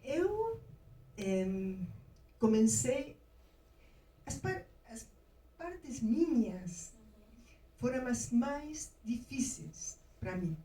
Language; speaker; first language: Portuguese; non-native, fluent; Spanish